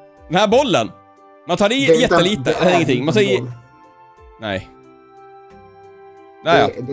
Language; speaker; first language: Swedish; native; Swedish